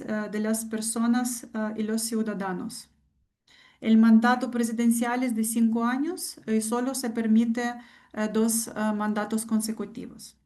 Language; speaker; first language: Spanish; non-native, fluent; Ukrainian